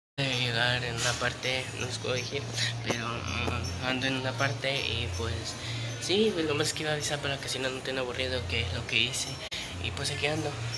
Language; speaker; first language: Spanish; early bilingual, heritage; Spanish